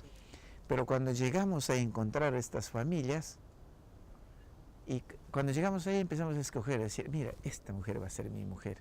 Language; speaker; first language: Spanish; non-native, local second language; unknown